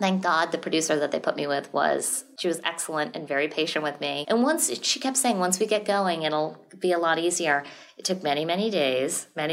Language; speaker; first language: English; native; English